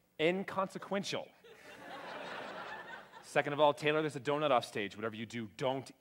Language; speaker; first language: English; native; English